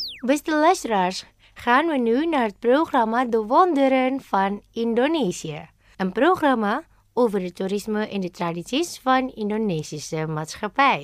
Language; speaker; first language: Dutch; non-native, fluent; Indonesian